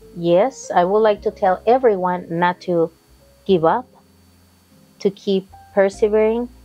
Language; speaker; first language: English; non-native, fluent; Spanish